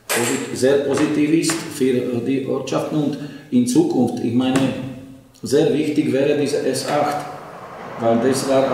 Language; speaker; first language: German; non-native, learner; Slovak